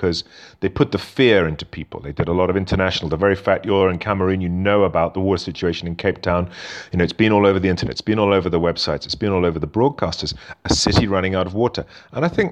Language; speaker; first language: English; native; English